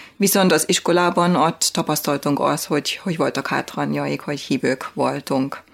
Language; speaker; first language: Hungarian; non-native, fluent; German